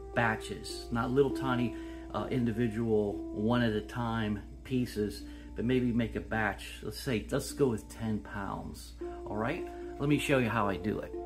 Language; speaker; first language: English; native; English